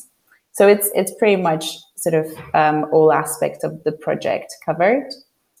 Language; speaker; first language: English; non-native, fluent; Polish